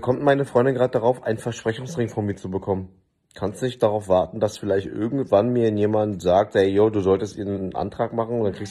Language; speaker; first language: German; native; German